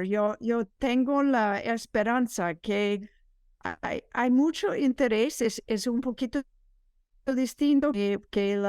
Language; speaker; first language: Spanish; non-native, fluent; English